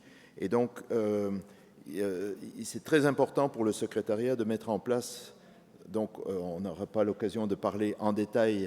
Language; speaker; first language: French; native; French